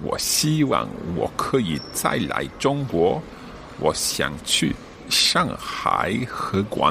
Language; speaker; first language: Chinese; non-native, learner; English